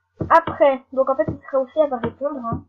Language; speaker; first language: French; native; French